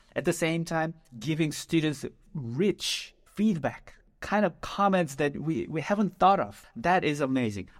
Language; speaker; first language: English; non-native, fluent; Korean